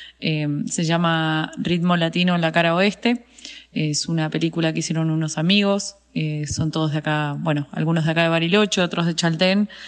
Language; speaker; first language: Spanish; native; Spanish